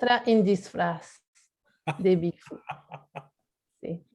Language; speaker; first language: Spanish; non-native, learner; English